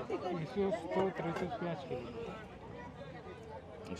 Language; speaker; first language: Russian; non-native, learner; Hindi